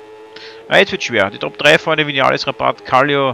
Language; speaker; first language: German; native; German